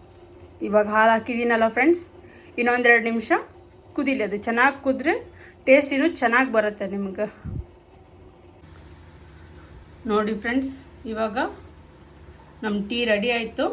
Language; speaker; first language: Kannada; native; Kannada